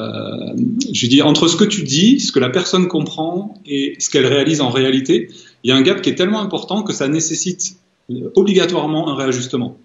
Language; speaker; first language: French; native; French